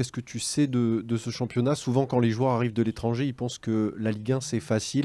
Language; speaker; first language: French; native; French